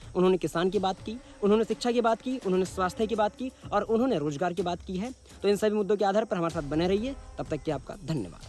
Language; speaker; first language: Hindi; native; Hindi